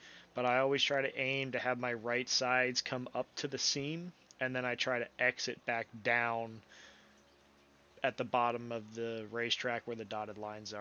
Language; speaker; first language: English; native; English